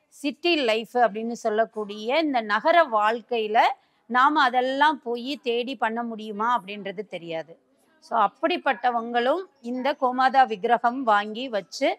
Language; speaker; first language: Tamil; native; Tamil